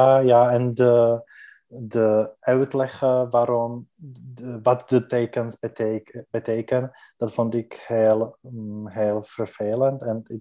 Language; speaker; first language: Dutch; non-native, learner; Czech